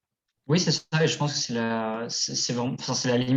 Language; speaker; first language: French; native; French